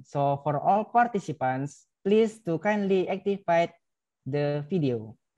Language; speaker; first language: English; non-native, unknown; Indonesian